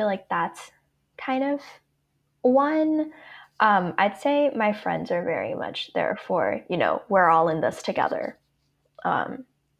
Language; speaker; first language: English; non-native, local second language; Cantonese